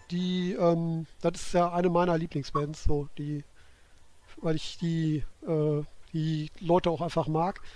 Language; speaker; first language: German; native; German